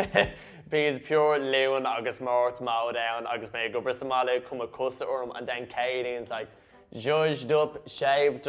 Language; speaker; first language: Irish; non-native, local second language; English